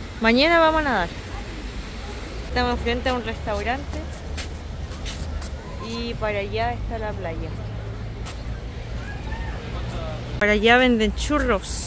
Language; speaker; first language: Spanish; native; Spanish